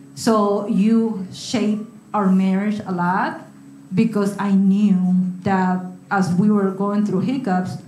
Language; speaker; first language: English; non-native, learner; Spanish